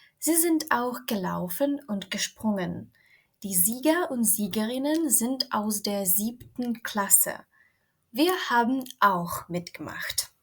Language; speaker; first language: German; non-native, fluent; Ukrainian